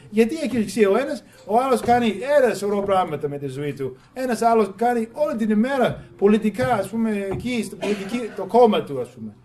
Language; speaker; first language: Greek; non-native, fluent; English